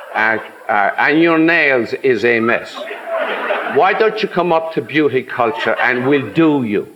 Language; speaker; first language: English; native; English